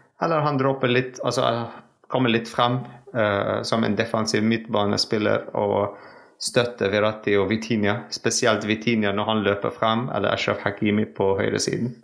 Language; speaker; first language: Norwegian; non-native, fluent; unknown